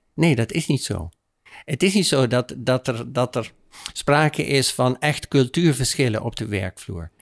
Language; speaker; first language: Dutch; native; Dutch